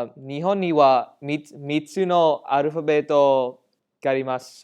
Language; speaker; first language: Japanese; non-native, learner; English